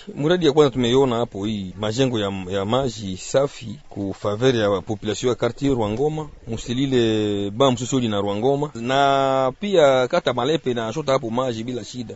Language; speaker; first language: Swahili; non-native, local second language; Nande